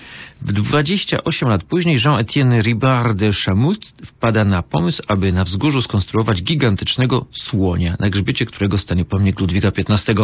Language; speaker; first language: Polish; native; Polish